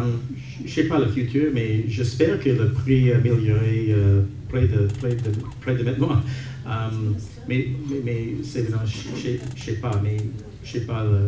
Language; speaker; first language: French; non-native, local second language; English